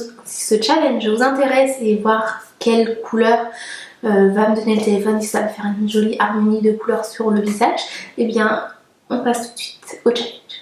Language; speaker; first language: French; native; French